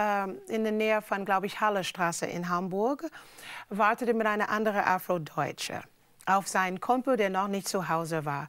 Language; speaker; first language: German; non-native, fluent; English